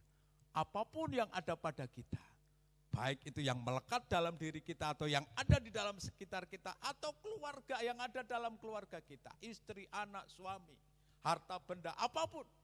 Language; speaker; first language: Indonesian; native; Indonesian